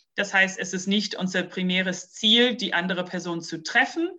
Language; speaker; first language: German; early bilingual, other home language; English